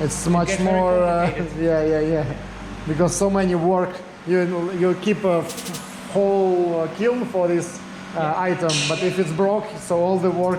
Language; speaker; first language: English; non-native, learner; Russian